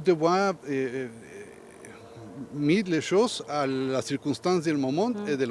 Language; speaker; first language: French; non-native, learner; Spanish